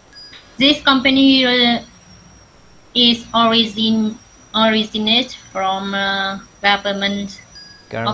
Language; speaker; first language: English; non-native, learner; Vietnamese